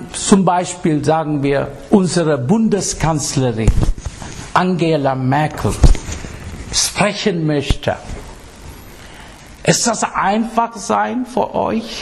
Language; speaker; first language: German; non-native, fluent; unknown